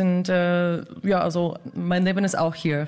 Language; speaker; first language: German; non-native, fluent; English